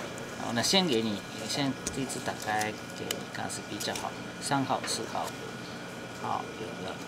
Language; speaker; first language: Chinese; non-native, learner; Japanese